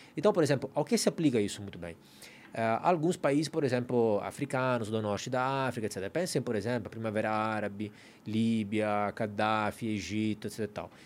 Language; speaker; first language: Portuguese; non-native, fluent; Italian